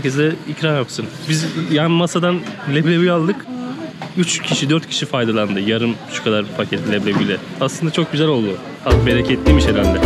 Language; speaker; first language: Turkish; native; Turkish